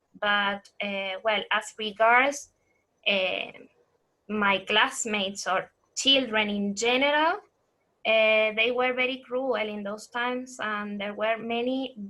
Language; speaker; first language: English; non-native, fluent; Spanish